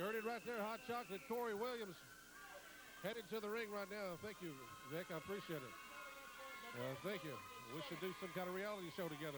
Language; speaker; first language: English; native; English